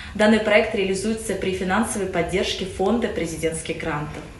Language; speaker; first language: Russian; native; Russian